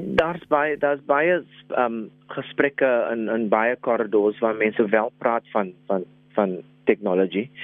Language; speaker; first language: Afrikaans; non-native, local second language; English